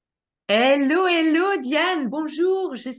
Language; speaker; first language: French; native; French